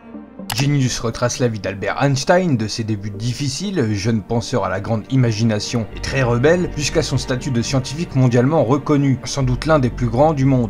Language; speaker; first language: French; native; French